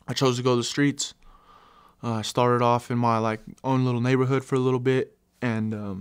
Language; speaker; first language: English; native; English